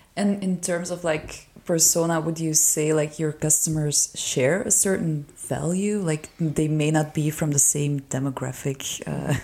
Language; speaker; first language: English; non-native, fluent; Dutch